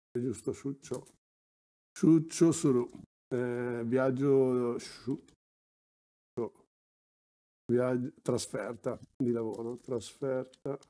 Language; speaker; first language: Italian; native; Italian